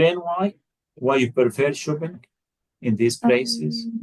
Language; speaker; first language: English; non-native, fluent; Arabic